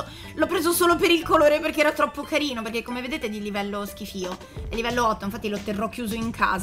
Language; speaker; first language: Italian; native; Italian